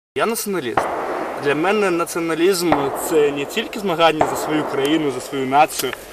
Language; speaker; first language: Ukrainian; non-native, fluent; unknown